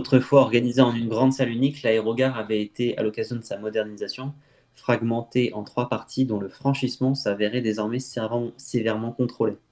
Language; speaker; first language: French; native; French